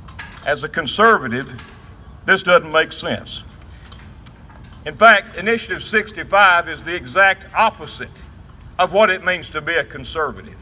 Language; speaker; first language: English; native; English